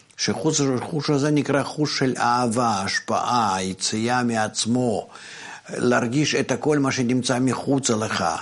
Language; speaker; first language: Hebrew; non-native, fluent; Russian